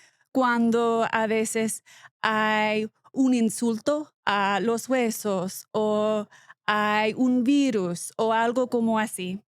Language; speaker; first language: Spanish; non-native, learner; English